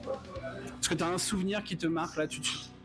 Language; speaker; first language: French; native; French